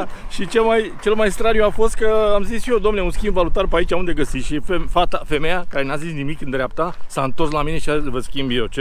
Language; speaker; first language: Romanian; native; Romanian